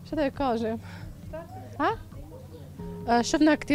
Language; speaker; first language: Arabic; non-native, learner; Bosnian